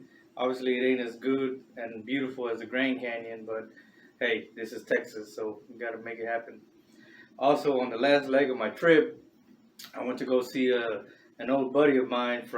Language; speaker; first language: English; native; English